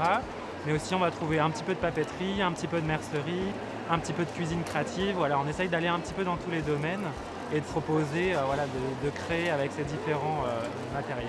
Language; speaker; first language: French; native; French